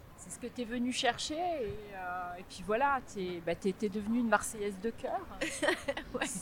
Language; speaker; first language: French; native; French